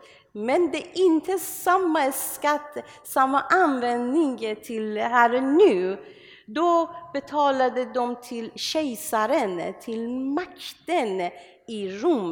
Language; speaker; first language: Swedish; non-native, learner; Persian